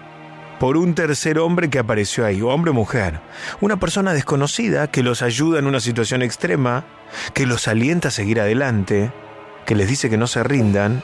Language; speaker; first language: Spanish; native; Spanish